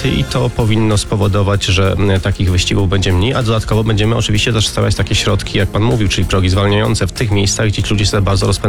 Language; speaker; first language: Polish; native; Polish